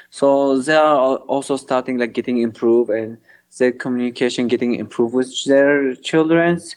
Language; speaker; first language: English; non-native, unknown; Kurdish